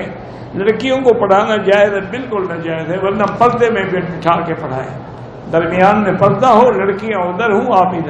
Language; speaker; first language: Urdu; native; Urdu